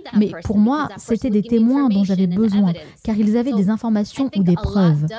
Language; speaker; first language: French; non-native, fluent; Greek